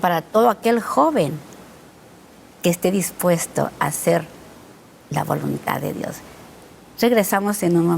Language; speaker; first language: Spanish; native; Spanish